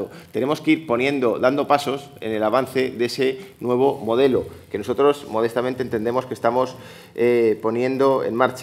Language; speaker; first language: Spanish; native; Spanish